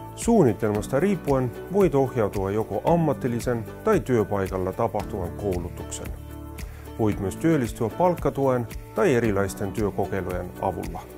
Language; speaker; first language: Finnish; non-native, fluent; Persian